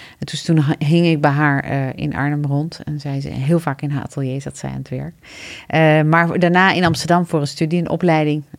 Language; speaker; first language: Dutch; early bilingual, other home language; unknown